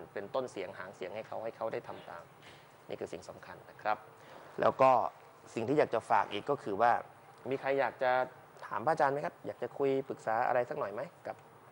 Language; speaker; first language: Thai; native; Thai